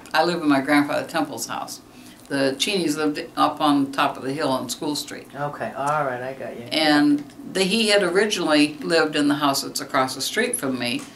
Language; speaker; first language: English; native; English